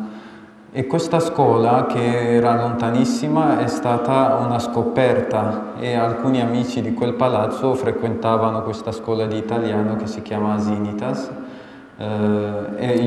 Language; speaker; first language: Italian; non-native, fluent; Amharic